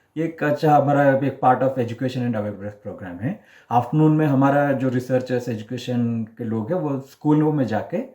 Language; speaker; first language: Hindi; non-native, local second language; Kannada